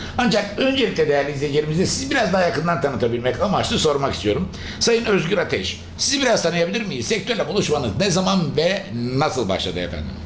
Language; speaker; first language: Turkish; native; Turkish